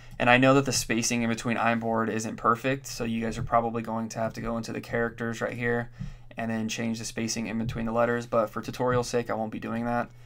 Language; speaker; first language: English; native; English